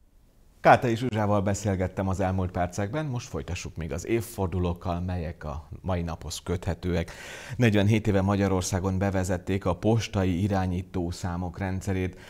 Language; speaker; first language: Hungarian; native; Hungarian